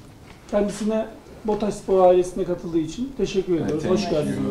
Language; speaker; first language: Turkish; native; Turkish